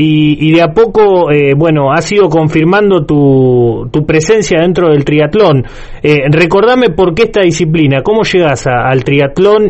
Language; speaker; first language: Spanish; native; Spanish